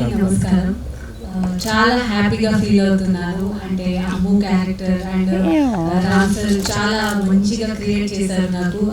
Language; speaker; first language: Telugu; non-native, learner; Marathi